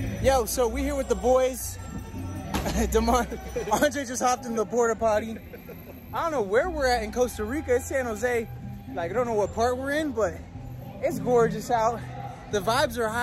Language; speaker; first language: English; native; English